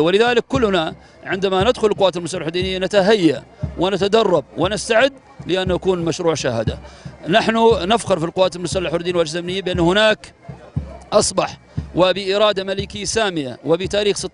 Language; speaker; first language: Arabic; native; Arabic